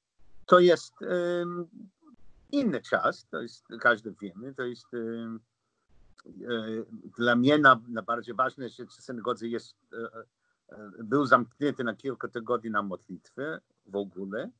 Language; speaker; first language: Polish; non-native, learner; English